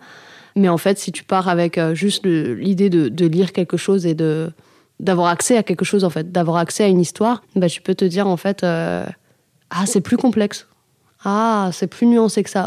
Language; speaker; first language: French; native; French